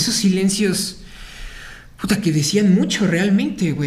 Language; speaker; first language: Spanish; native; Spanish